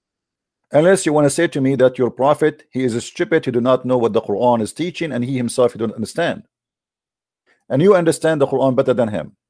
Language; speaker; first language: English; non-native, fluent; Arabic